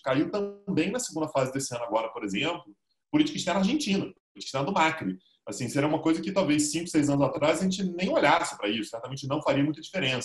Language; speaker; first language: Portuguese; native; Portuguese